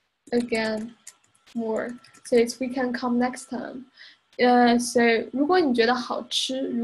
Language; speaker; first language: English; non-native, fluent; Chinese